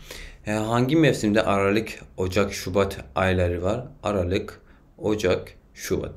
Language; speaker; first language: Turkish; non-native, fluent; Persian